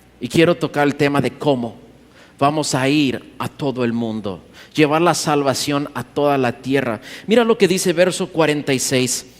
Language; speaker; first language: Spanish; early bilingual, heritage; Spanish